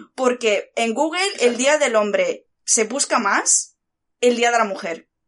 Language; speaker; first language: Spanish; early bilingual, other home language; Bulgarian